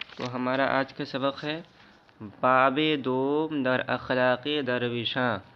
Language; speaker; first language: Urdu; native; Urdu